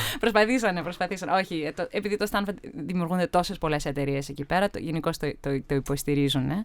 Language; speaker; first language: Greek; early bilingual, heritage; Greek